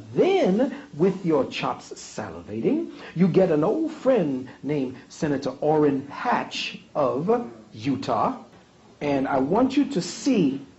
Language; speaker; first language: English; native; English